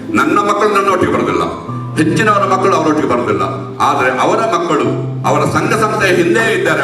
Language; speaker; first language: Kannada; non-native, local second language; Tulu